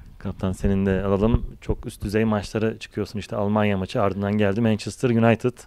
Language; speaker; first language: Turkish; native; Turkish